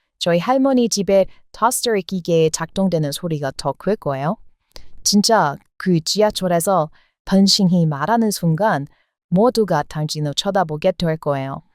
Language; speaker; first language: Korean; non-native, fluent; English